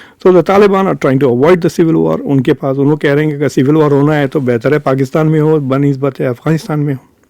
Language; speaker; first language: Urdu; native; Urdu